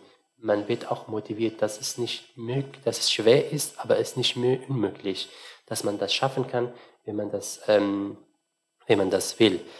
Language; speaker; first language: German; non-native, fluent; Arabic